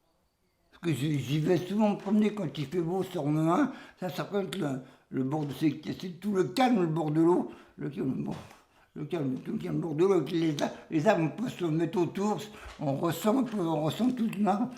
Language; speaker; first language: French; native; French